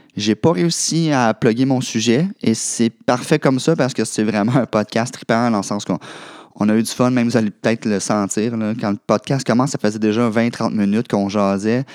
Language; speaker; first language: French; native; French